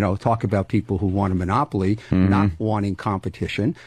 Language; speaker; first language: English; native; English